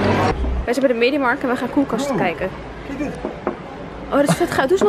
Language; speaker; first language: Dutch; native; Dutch